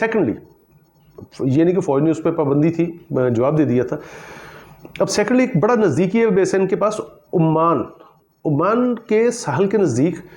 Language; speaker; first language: Urdu; non-native, local second language; Punjabi